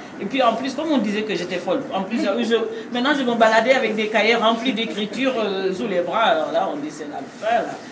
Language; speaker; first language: French; non-native, local second language; Wolof